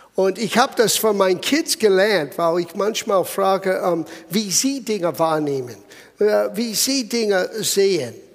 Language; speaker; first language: German; non-native, fluent; English